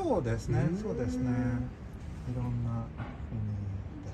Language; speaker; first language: Japanese; non-native, fluent; Swedish